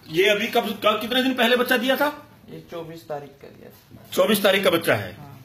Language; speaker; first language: Hindi; non-native, local second language; Malayalam